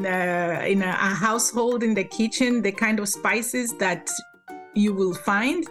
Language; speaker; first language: English; non-native, local second language; Swahili